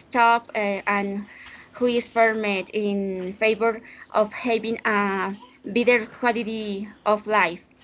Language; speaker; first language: English; non-native, learner; Spanish